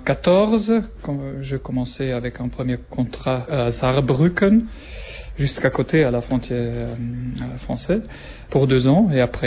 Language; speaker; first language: French; non-native, learner; German